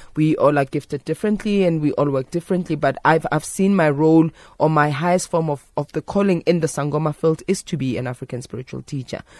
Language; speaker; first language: English; non-native, local second language; Zulu